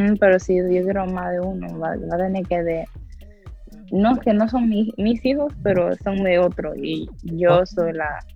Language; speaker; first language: Spanish; early bilingual, heritage; English